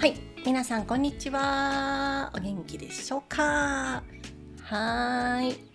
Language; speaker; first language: Japanese; native; Japanese